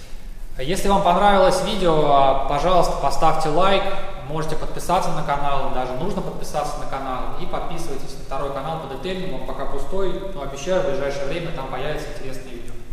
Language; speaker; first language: Russian; native; Russian